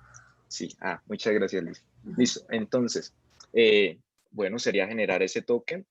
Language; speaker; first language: Spanish; native; Spanish